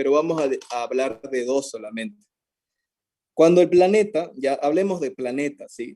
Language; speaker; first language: Spanish; native; Spanish